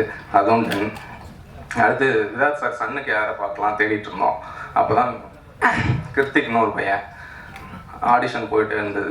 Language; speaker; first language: Tamil; native; Tamil